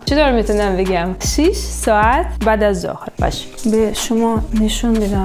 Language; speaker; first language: Persian; non-native, learner; Russian